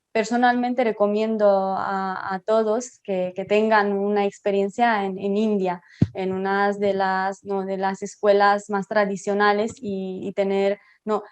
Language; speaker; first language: Spanish; non-native, fluent; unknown